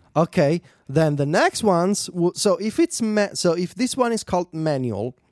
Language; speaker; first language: English; non-native, fluent; Italian